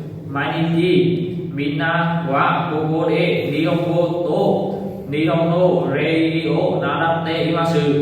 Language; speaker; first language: Japanese; non-native, learner; Vietnamese